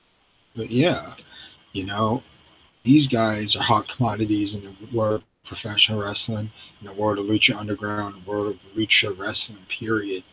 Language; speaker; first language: English; native; English